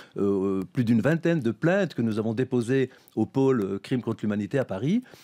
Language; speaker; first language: French; native; French